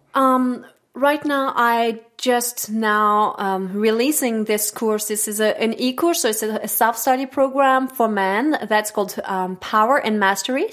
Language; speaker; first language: English; non-native, fluent; French